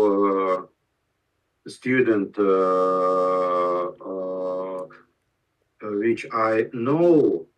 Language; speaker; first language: English; non-native, learner; Russian